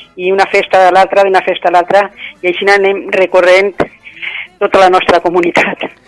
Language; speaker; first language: Catalan; native; Catalan